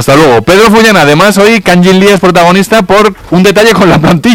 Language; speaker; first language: Spanish; native; Spanish